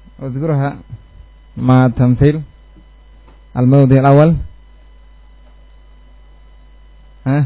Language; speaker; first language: Arabic; non-native, fluent; Indonesian